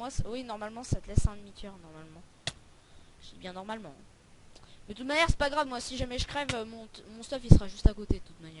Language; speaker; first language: French; native; French